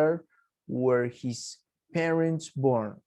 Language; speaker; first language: English; non-native, fluent; Spanish